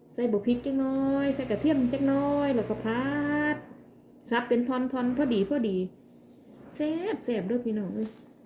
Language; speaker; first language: Thai; native; Thai